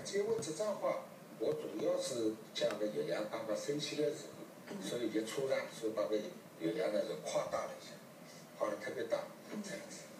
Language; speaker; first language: Chinese; native; Chinese